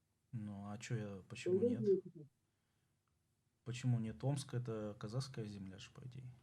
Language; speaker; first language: Russian; native; Russian